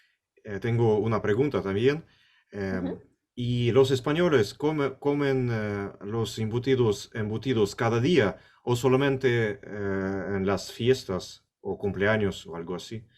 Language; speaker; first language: Spanish; non-native, learner; Russian